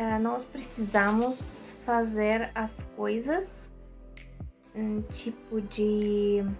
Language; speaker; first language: Portuguese; non-native, learner; Russian